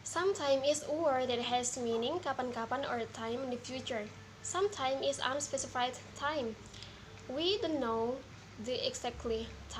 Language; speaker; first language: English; non-native, learner; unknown